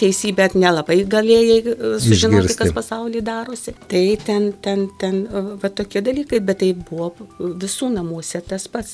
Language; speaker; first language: Lithuanian; native; Lithuanian